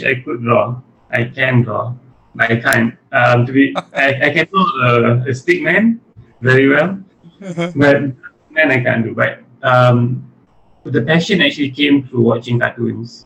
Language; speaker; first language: English; early bilingual, other home language; Malay